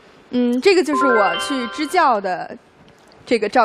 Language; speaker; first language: Chinese; native; Chinese